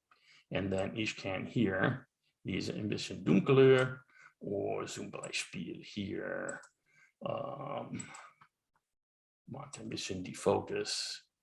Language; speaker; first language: German; non-native, learner; English